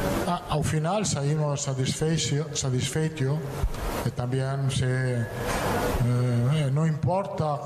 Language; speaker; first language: Portuguese; non-native, learner; Italian